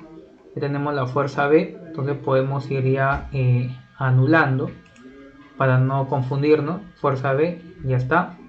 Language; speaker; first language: Spanish; native; Spanish